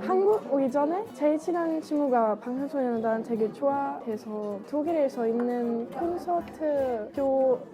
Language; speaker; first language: Korean; non-native, learner; German